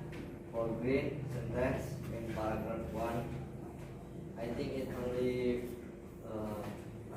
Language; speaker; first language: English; non-native, learner; Indonesian